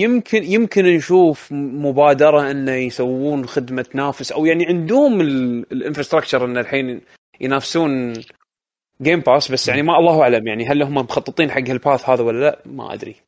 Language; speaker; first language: Arabic; native; Arabic